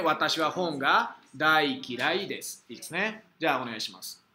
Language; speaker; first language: Japanese; non-native, fluent; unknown